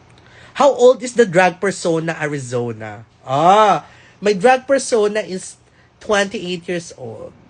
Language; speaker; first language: English; non-native, local second language; Filipino